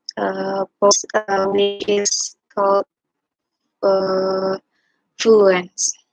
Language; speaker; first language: English; non-native, learner; Indonesian